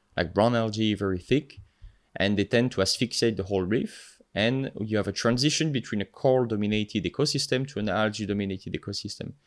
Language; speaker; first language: English; non-native, fluent; French